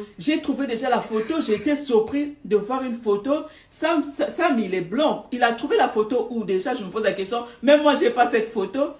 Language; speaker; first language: French; non-native, local second language; Lingala